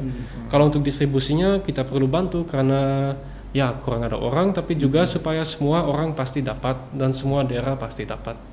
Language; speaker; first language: Indonesian; early bilingual, other home language; English